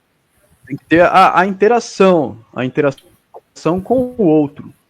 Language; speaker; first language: Portuguese; native; Portuguese